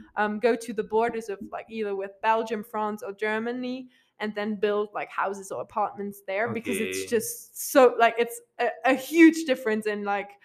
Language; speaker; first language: English; non-native, fluent; Luxembourgish